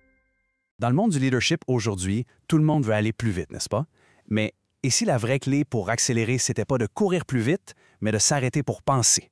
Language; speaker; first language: French; native; French